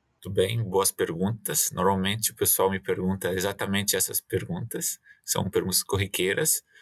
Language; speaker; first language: Portuguese; native; Portuguese